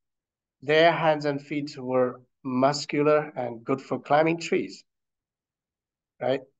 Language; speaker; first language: English; non-native, fluent; Chinese